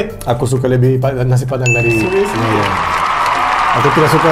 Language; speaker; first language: Indonesian; non-native, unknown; Portuguese